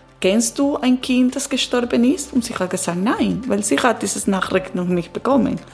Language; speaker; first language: German; non-native, learner; Italian